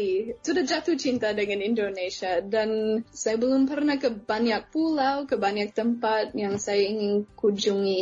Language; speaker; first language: Indonesian; non-native, fluent; English